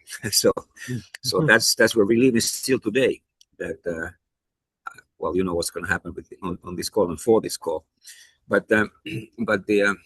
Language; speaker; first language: English; non-native, fluent; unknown